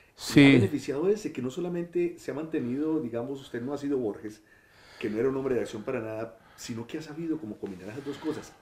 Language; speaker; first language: Spanish; native; Spanish